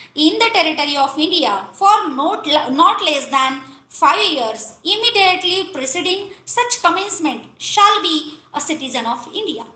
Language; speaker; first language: English; non-native, local second language; Marathi